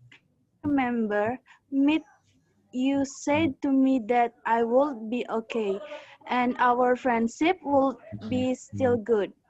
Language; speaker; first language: English; non-native, learner; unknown